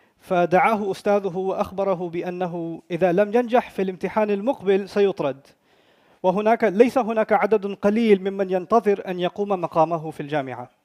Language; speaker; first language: Arabic; non-native, fluent; Urdu